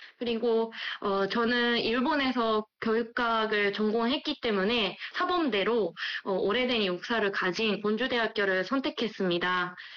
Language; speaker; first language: Korean; non-native, fluent; Japanese